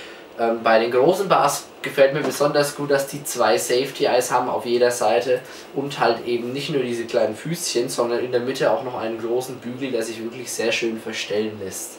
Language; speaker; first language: German; native; German